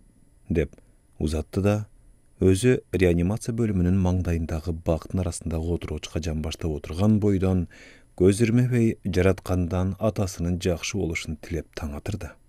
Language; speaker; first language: Kyrgyz; native; Kyrgyz